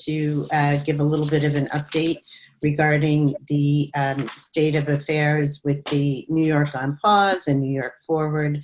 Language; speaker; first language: English; native; English